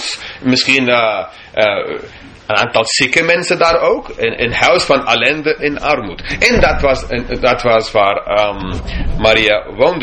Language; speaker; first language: Dutch; non-native, fluent; English